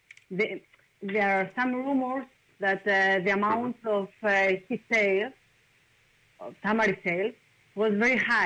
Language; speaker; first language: English; non-native, fluent; Greek